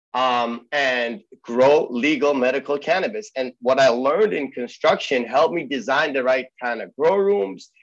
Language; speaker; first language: English; early bilingual, other home language; Persian